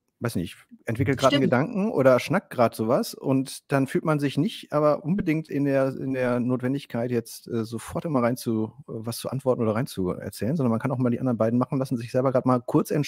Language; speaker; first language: German; native; German